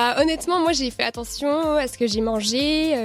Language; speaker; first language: French; native; French